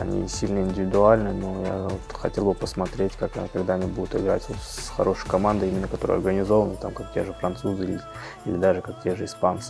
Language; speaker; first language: Russian; native; Russian